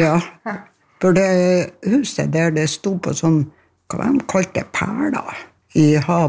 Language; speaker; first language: Norwegian; native; Norwegian